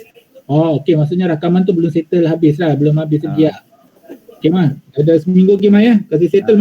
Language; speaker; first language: Malay; native; Malay